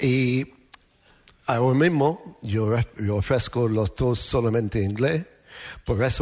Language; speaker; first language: Spanish; non-native, learner; English